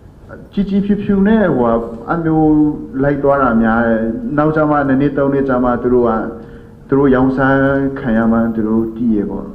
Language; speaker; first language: Burmese; non-native, local second language; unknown